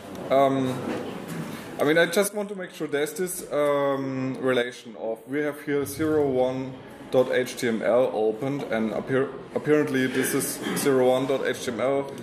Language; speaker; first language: English; non-native, fluent; German